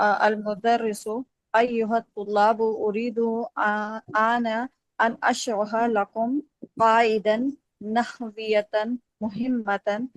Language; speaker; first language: Arabic; non-native, learner; Urdu